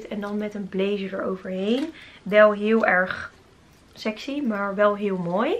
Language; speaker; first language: Dutch; native; Dutch